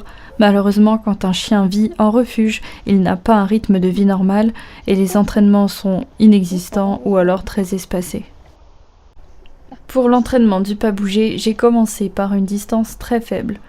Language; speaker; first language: French; native; French